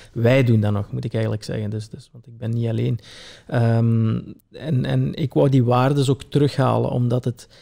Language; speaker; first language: Dutch; early bilingual, other home language; Italian